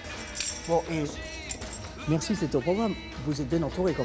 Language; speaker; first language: French; native; French